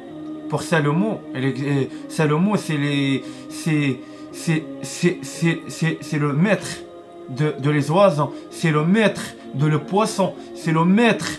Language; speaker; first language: French; non-native, learner; Arabic